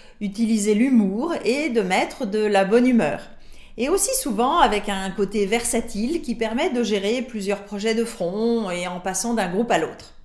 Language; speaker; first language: French; native; French